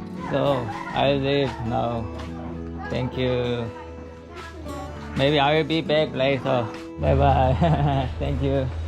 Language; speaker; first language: English; non-native, learner; Korean